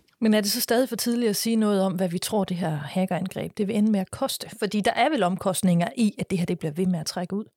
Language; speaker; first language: Danish; native; Danish